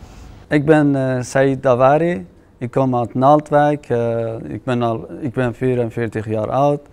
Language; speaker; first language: Dutch; non-native, fluent; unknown